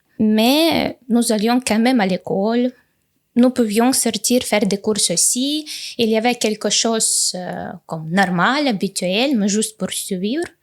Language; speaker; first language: French; non-native, fluent; Russian